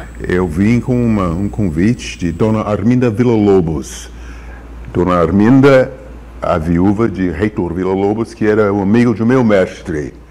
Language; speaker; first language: Portuguese; non-native, fluent; English